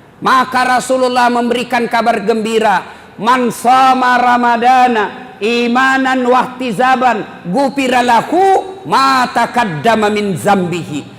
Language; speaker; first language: Indonesian; non-native, local second language; Buginese